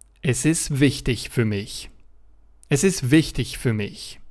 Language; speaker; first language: German; non-native, fluent; Romanian